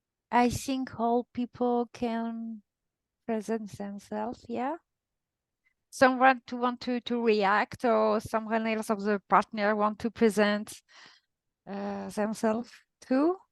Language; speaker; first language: English; non-native, fluent; Italian